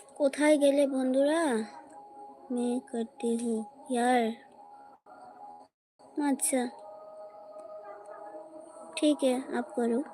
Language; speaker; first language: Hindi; non-native, local second language; Bangla